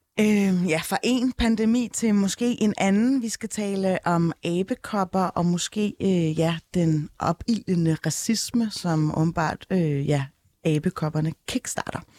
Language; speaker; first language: Danish; early bilingual, other home language; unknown